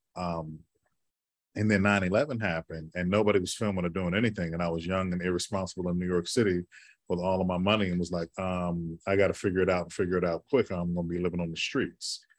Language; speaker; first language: English; native; English